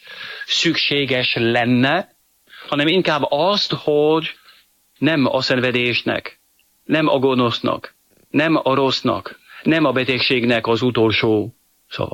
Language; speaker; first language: Hungarian; non-native, fluent; French